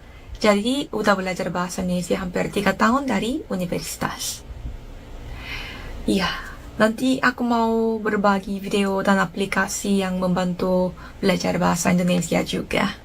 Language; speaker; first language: Indonesian; non-native, fluent; Korean